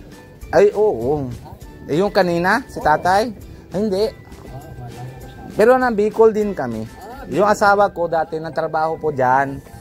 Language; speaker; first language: Filipino; non-native, fluent; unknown